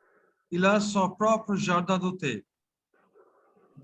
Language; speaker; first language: French; non-native, fluent; Bangla